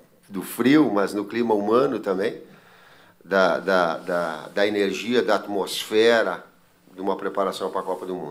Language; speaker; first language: Portuguese; native; Portuguese